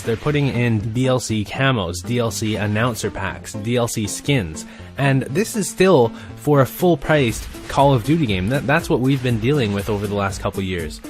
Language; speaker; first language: English; native; English